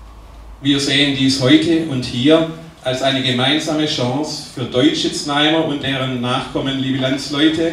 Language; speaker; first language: German; native; German